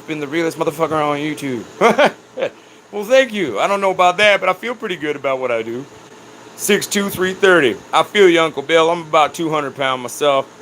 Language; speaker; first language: English; native; English